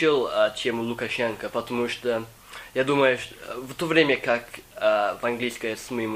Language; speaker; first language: Russian; non-native, fluent; English